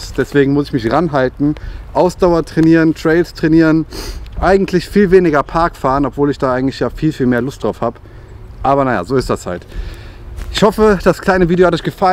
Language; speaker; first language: German; native; German